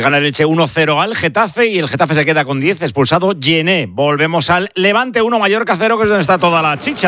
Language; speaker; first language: Spanish; native; Spanish